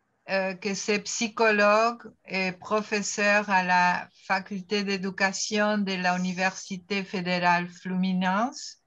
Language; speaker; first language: French; non-native, fluent; Portuguese